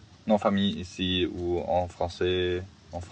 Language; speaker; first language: French; non-native, learner; German